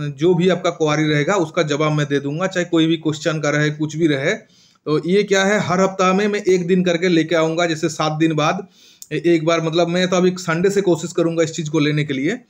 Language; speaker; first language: Hindi; non-native, local second language; Bangla